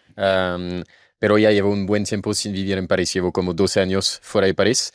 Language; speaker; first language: Spanish; non-native, fluent; French